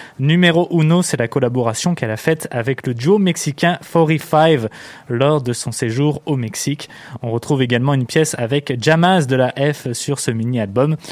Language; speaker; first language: French; native; French